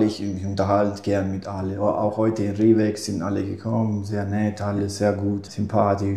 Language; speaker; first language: German; non-native, fluent; Italian